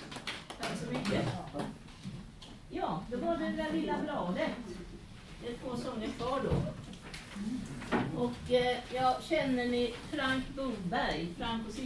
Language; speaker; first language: Swedish; native; Swedish